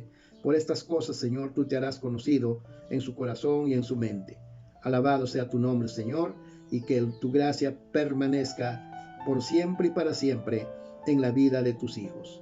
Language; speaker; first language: Spanish; native; Spanish